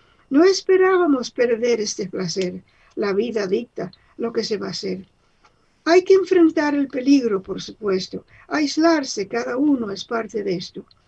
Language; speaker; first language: Spanish; early bilingual, heritage; Spanish